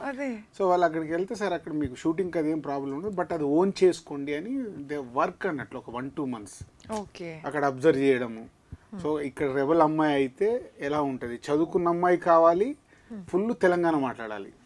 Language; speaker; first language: Telugu; native; Telugu